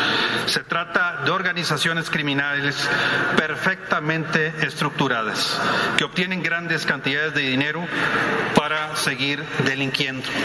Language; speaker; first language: Spanish; native; Spanish